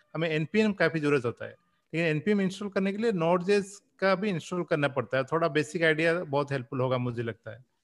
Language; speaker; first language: Hindi; non-native, local second language; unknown